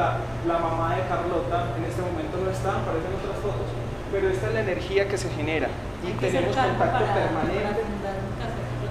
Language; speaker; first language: Spanish; native; Spanish